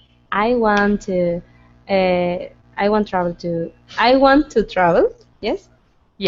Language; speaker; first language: English; non-native, learner; Spanish